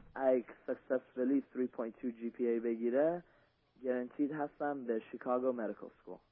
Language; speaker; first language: Persian; early bilingual, heritage; Persian